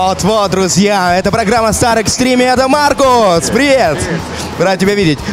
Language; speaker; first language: Russian; native; Russian